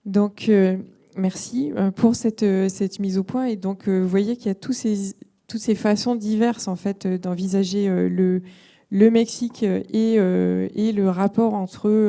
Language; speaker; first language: French; native; French